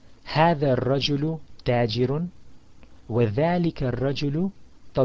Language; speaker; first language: Arabic; non-native, fluent; English